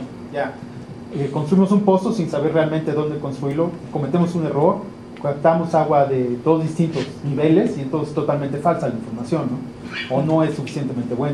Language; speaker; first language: Spanish; native; Spanish